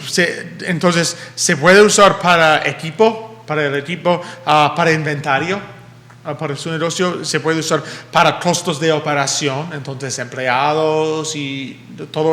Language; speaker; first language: Spanish; early bilingual, heritage; English